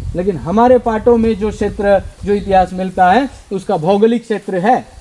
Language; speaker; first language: Hindi; non-native, local second language; Marathi